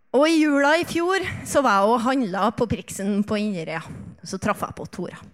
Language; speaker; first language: Norwegian; native; Norwegian